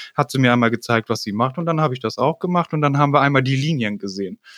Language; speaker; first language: German; native; German